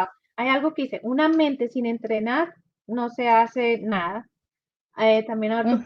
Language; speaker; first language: Spanish; native; Spanish